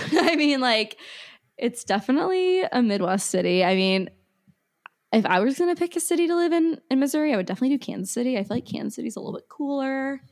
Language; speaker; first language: English; native; English